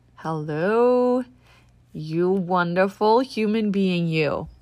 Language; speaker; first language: English; non-native, fluent; Danish